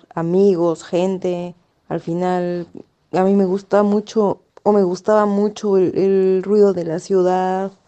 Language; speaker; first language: Spanish; native; Spanish